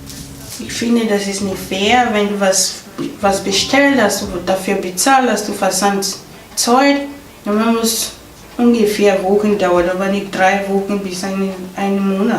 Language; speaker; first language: German; non-native, fluent; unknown